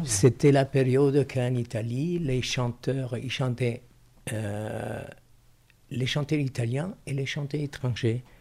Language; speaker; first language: French; non-native, fluent; Italian